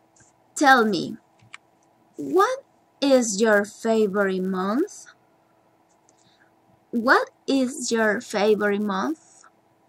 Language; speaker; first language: English; non-native, learner; Spanish